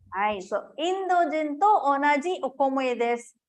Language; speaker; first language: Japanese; non-native, fluent; Tamil